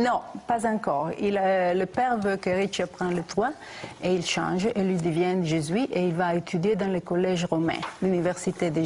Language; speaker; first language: French; non-native, fluent; Italian